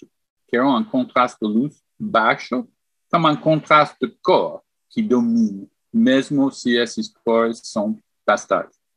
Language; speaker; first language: Portuguese; non-native, fluent; English